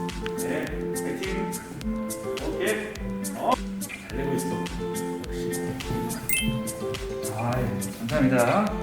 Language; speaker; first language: Korean; non-native, fluent; English